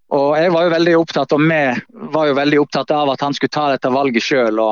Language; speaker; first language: Norwegian; native; Norwegian